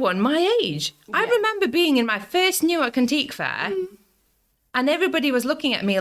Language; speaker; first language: English; non-native, fluent; Latvian